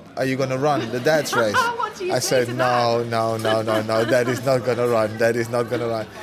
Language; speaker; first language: English; early bilingual, other home language; Dutch